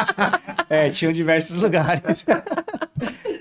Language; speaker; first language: Portuguese; native; Portuguese